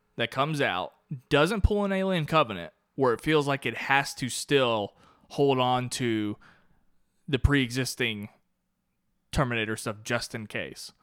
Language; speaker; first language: English; native; English